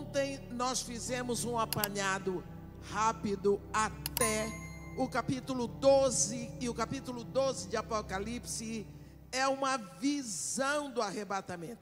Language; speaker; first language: Portuguese; native; Portuguese